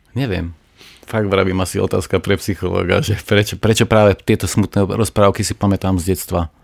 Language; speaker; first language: Slovak; native; Slovak